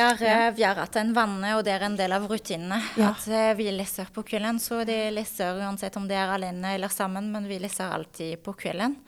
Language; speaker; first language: Norwegian; non-native, fluent; French